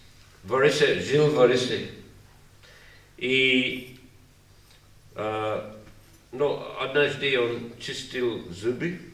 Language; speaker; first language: Russian; non-native, learner; English